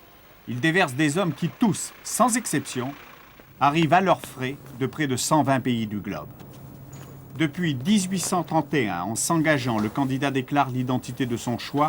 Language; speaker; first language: French; native; French